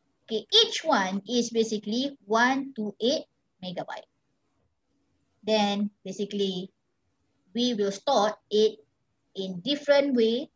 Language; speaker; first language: English; non-native, local second language; Malay